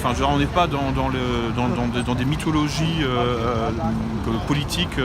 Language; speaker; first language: French; native; French